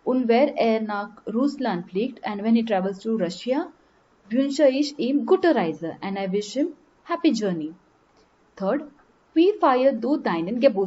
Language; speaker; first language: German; non-native, learner; Marathi